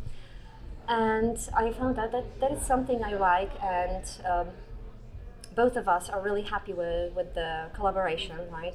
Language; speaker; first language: English; non-native, fluent; Polish